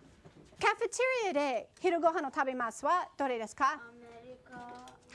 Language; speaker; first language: Japanese; non-native, fluent; English